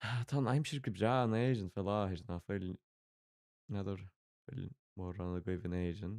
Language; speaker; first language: Irish; non-native, local second language; English